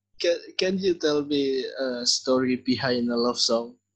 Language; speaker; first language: English; non-native, learner; Indonesian